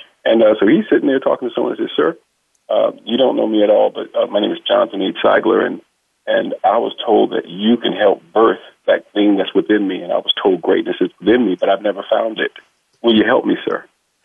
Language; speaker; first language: English; native; English